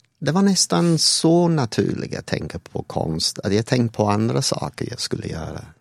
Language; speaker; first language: Swedish; non-native, fluent; English